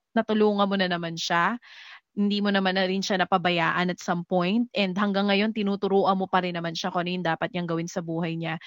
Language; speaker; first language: Filipino; native; Filipino